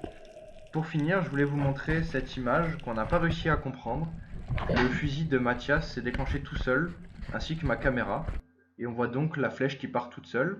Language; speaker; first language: French; native; French